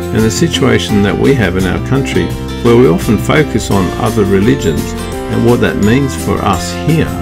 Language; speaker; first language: English; native; English